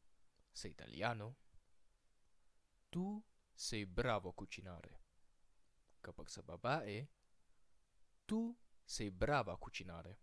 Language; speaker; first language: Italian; non-native, fluent; Filipino